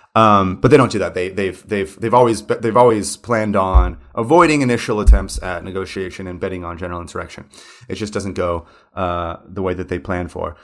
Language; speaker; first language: English; native; English